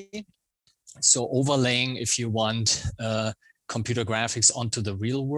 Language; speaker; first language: English; non-native, fluent; German